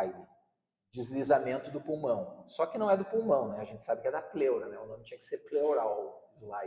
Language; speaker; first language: Portuguese; native; Portuguese